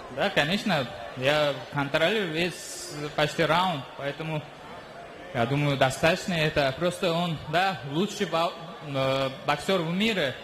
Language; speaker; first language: Russian; non-native, local second language; Uzbek